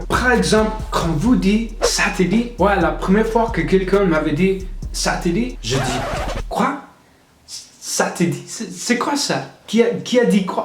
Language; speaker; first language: French; non-native, fluent; English